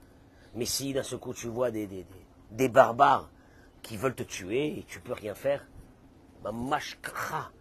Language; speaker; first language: French; native; French